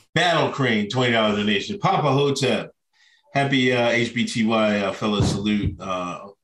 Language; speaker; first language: English; native; English